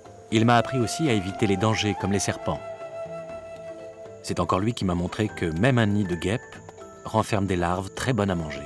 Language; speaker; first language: French; native; French